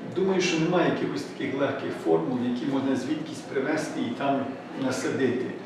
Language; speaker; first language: Ukrainian; early bilingual, heritage; Ukrainian